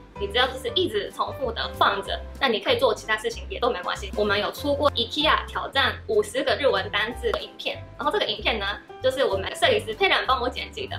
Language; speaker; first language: Chinese; non-native, fluent; Japanese